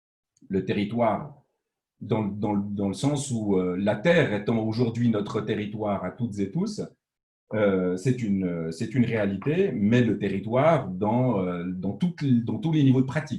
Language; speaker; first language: French; native; French